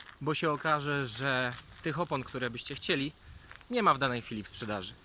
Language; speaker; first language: Polish; native; Polish